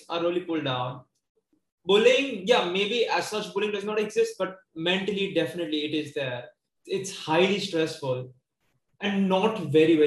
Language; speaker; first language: English; non-native, local second language; Hindi